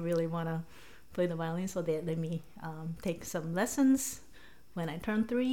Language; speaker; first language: English; non-native, fluent; Japanese